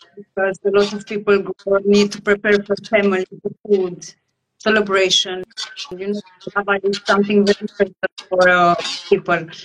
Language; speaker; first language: English; non-native, learner; Romanian